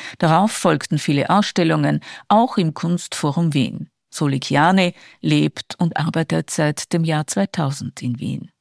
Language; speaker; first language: German; native; German